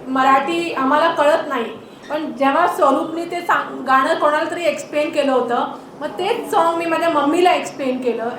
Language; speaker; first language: Marathi; non-native, fluent; Punjabi